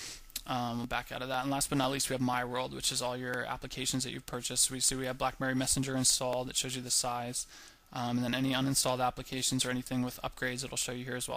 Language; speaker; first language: English; native; English